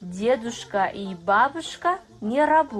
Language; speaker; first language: Russian; non-native, fluent; Kazakh